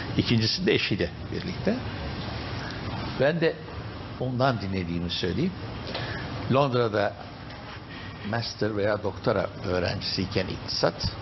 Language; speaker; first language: Turkish; native; Turkish